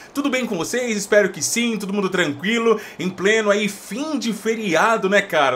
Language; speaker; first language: Portuguese; native; Portuguese